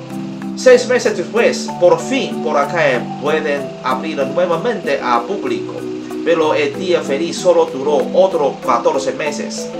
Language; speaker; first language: Spanish; non-native, learner; Chinese